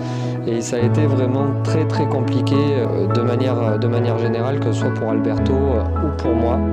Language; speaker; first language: French; native; French